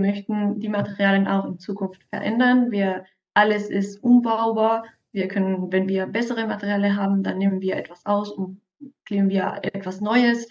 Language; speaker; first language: German; non-native, fluent; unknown